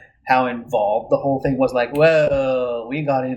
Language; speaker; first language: English; non-native, fluent; Spanish